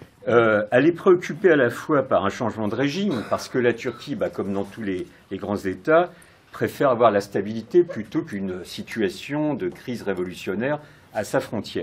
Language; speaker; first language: French; native; French